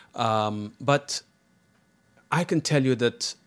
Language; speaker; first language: English; non-native, local second language; Igbo